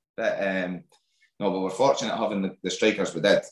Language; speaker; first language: English; native; English